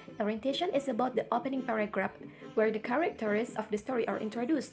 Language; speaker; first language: English; non-native, fluent; Indonesian